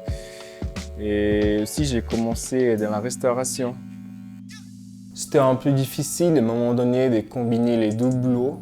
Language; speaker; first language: French; non-native, fluent; Portuguese